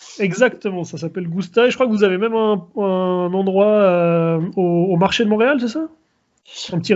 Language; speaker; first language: French; native; French